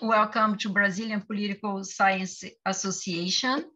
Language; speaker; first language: English; non-native, learner; Portuguese